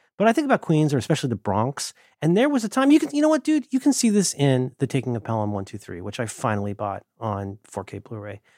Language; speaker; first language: English; native; English